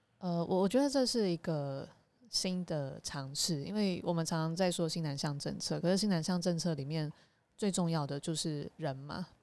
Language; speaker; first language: Chinese; native; Chinese